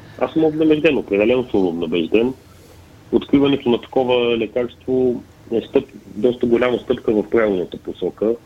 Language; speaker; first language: Bulgarian; native; Bulgarian